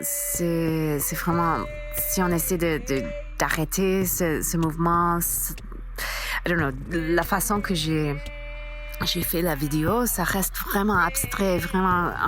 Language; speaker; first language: French; non-native, fluent; English